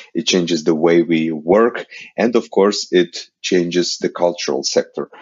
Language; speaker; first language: English; non-native, fluent; Ukrainian